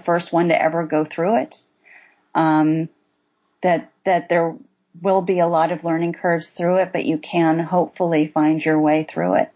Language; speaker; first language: English; native; English